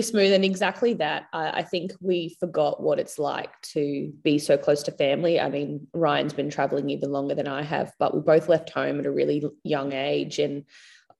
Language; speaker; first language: English; native; English